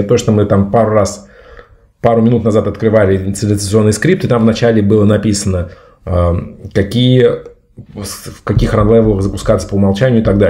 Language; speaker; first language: Russian; native; Russian